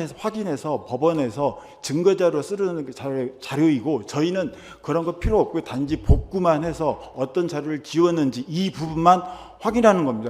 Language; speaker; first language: Korean; native; Korean